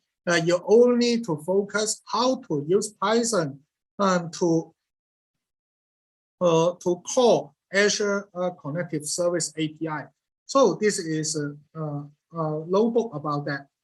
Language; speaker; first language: English; non-native, learner; Cantonese